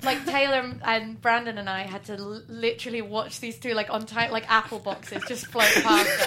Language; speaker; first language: English; native; English